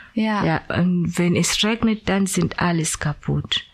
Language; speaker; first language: German; non-native, fluent; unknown